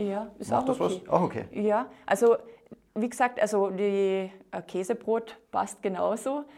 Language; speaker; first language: German; native; German